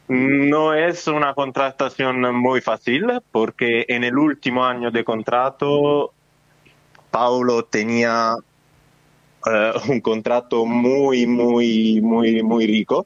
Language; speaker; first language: Spanish; non-native, fluent; Italian